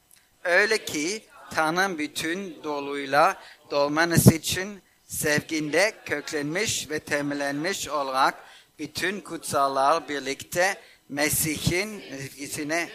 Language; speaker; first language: Turkish; non-native, fluent; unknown